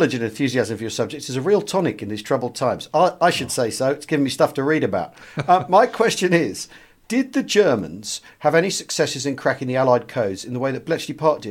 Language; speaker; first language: English; native; English